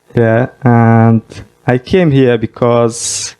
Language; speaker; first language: English; non-native, fluent; Mongolian